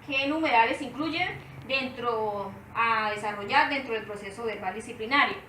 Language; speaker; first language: Spanish; native; Spanish